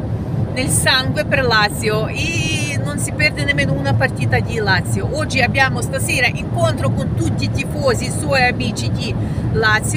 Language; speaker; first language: Italian; non-native, fluent; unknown